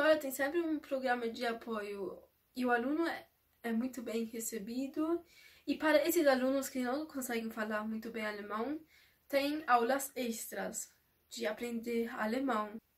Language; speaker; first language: Portuguese; early bilingual, heritage; Portuguese